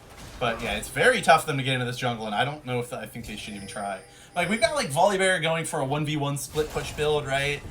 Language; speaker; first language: English; native; English